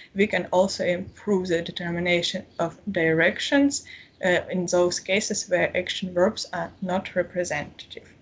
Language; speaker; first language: English; non-native, fluent; Ukrainian